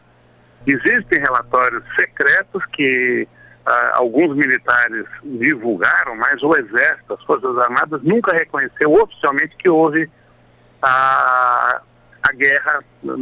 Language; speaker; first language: Portuguese; native; Portuguese